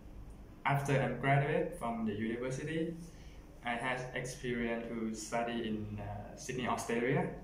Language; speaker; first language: English; non-native, learner; Thai